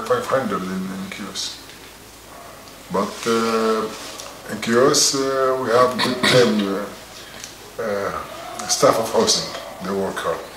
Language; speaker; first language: English; non-native, learner; Arabic